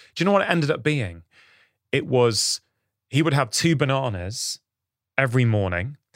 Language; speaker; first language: English; early bilingual, other home language; Hindi